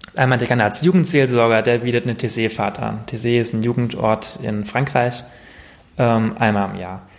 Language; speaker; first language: German; native; German